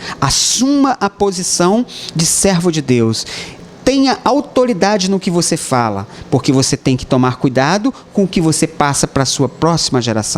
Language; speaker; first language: Portuguese; native; Portuguese